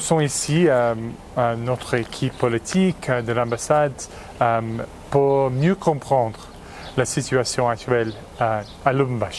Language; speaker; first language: French; non-native, fluent; English